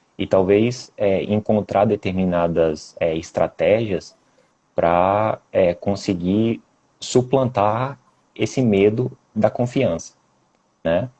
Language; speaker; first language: Portuguese; native; Portuguese